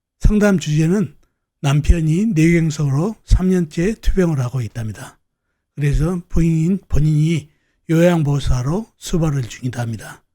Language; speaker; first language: Korean; native; Korean